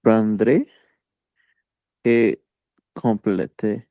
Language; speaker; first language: French; non-native, learner; Hindi